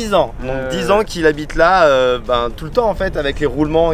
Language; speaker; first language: French; native; French